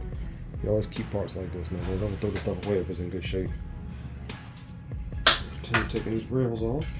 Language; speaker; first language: English; native; English